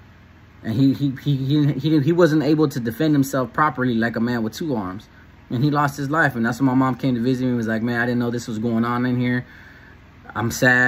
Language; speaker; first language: English; native; English